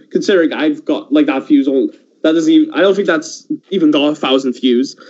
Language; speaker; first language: English; early bilingual, other home language; Persian